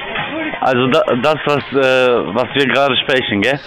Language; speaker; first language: German; native; German